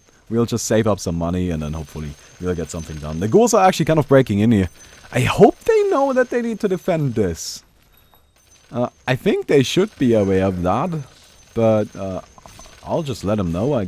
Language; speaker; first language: English; non-native, fluent; German